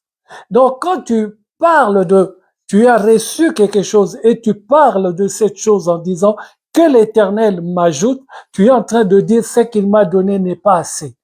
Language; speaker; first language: French; non-native, local second language; Lingala